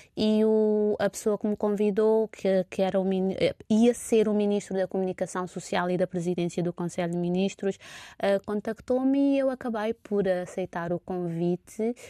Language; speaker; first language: Portuguese; non-native, local second language; Kabuverdianu